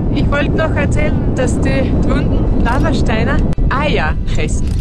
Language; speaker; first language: German; non-native, fluent; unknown